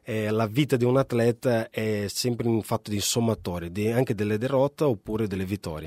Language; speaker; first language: Italian; non-native, fluent; Portuguese